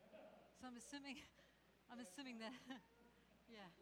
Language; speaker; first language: English; native; English